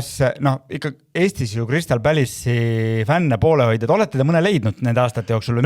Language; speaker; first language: Estonian; native; Estonian